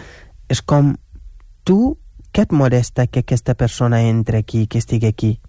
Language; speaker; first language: Catalan; non-native, fluent; Wolof